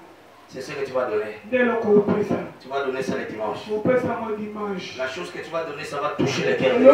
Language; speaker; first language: French; non-native, local second language; Lingala